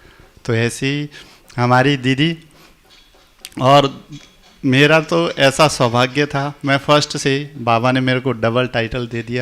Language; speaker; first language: Hindi; native; Hindi